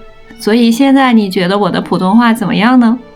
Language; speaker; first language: Chinese; non-native, local second language; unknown